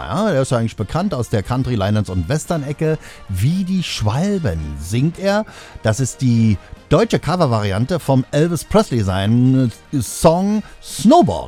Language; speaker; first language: German; native; German